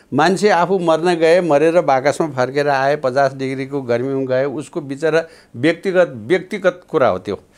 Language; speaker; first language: Nepali; native; Nepali